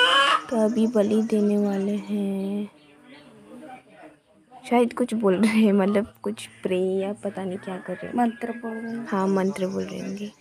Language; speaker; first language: Hindi; non-native, local second language; Kok Borok